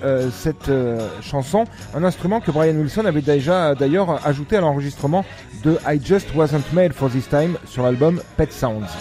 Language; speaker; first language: French; native; French